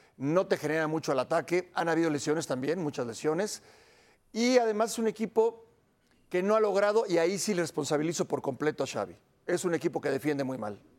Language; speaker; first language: Spanish; native; Spanish